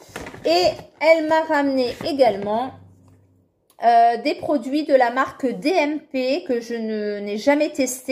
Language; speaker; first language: French; native; French